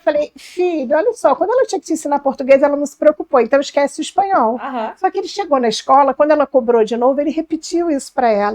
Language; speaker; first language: Portuguese; native; Portuguese